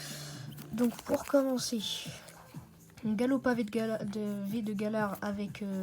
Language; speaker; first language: French; native; French